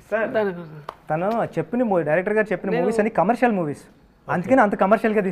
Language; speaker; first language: Telugu; native; Telugu